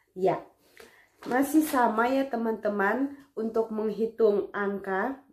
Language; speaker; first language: Indonesian; native; Indonesian